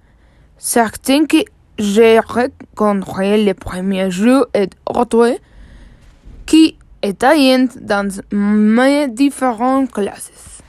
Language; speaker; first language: French; non-native, learner; Spanish